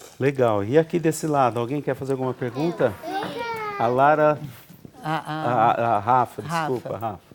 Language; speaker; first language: Portuguese; native; Portuguese